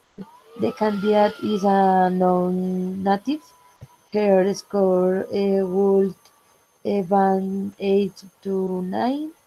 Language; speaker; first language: English; non-native, learner; Spanish